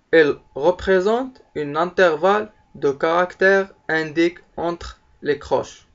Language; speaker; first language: French; non-native, local second language; Arabic